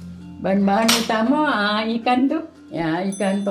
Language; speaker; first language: Malay; native; Malay